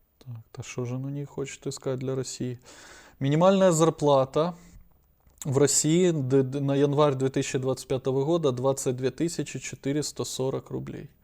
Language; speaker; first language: Russian; non-native, local second language; Ukrainian